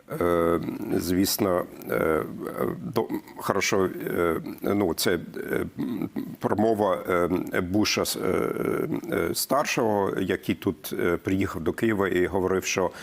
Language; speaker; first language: Ukrainian; non-native, fluent; German